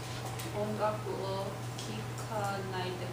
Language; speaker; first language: Japanese; non-native, learner; English